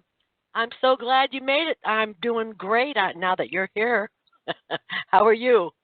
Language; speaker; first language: English; native; English